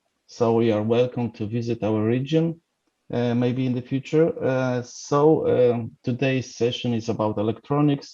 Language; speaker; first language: English; non-native, fluent; Polish